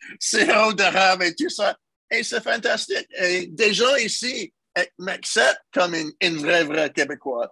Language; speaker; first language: French; non-native, local second language; English